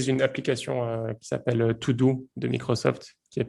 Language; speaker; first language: French; native; French